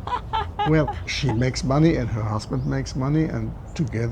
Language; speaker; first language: English; non-native, fluent; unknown